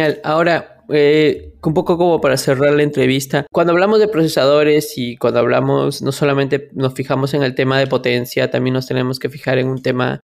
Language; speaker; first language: Spanish; native; Spanish